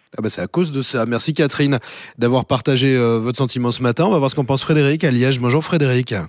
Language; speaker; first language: French; native; French